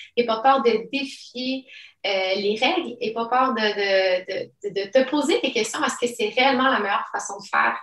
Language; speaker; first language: French; early bilingual, other home language; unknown